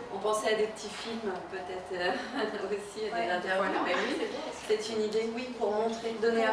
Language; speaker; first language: French; native; French